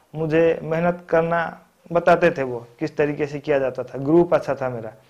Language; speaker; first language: Hindi; non-native, local second language; Odia